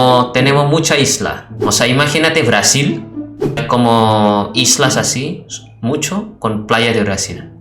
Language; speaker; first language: Spanish; non-native, fluent; Indonesian